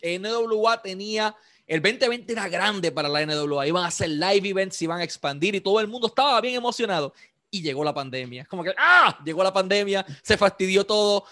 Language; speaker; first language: Spanish; native; Spanish